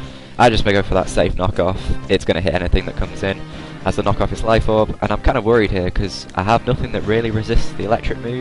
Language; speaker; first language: English; native; English